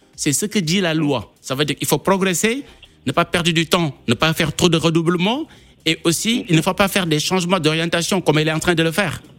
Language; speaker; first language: French; non-native, local second language; Wolof